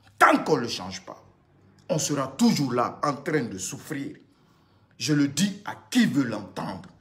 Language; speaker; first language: French; non-native, local second language; Susu